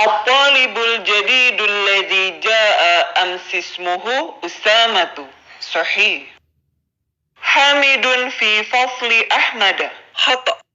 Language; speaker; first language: Arabic; non-native, fluent; Indonesian